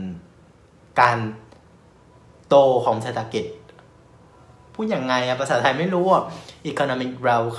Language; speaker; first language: Thai; non-native, fluent; Vietnamese